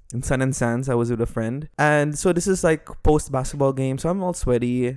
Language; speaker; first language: English; native; English